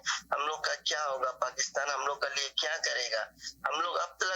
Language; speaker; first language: Hindi; early bilingual, heritage; Urdu